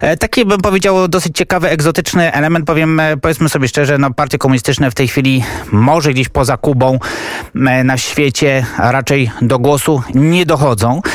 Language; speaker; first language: Polish; native; Polish